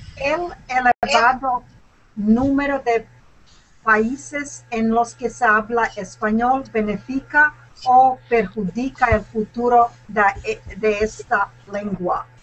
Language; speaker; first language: Spanish; non-native, learner; Serbian